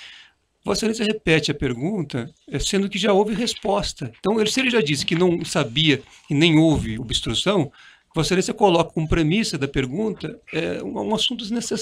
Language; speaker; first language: Portuguese; native; Portuguese